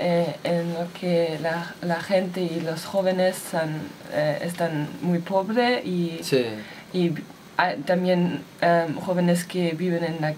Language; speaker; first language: Spanish; non-native, learner; German